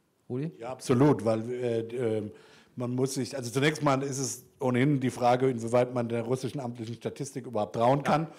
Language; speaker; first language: German; native; German